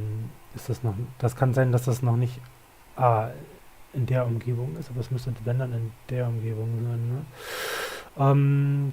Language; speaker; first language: German; native; German